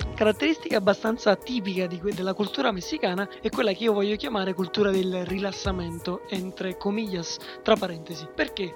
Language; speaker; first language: Italian; native; Italian